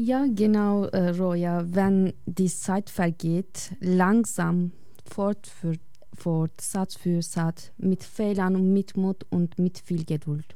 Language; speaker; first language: German; non-native, fluent; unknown